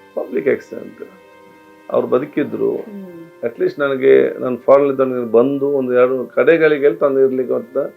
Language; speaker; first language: Kannada; non-native, local second language; Urdu